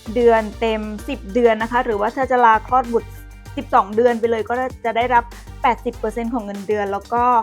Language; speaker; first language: Thai; native; Thai